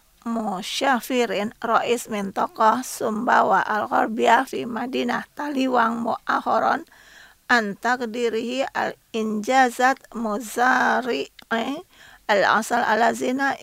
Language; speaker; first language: Arabic; non-native, fluent; Indonesian